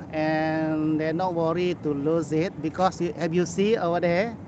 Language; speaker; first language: English; non-native, local second language; Malay